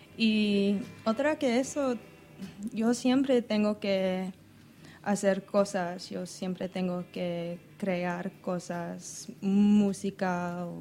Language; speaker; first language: Spanish; non-native, learner; English